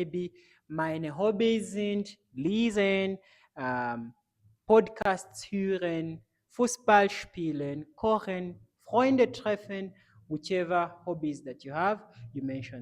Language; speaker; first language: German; non-native, fluent; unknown